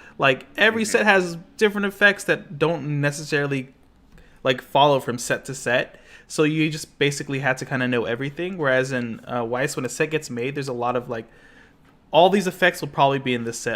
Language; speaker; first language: English; native; English